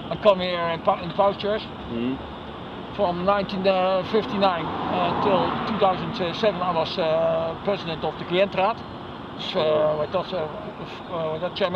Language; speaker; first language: English; non-native, learner; Dutch